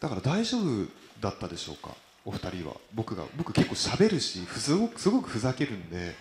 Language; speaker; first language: Japanese; native; Japanese